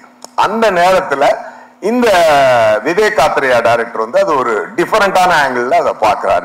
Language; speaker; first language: Tamil; native; Tamil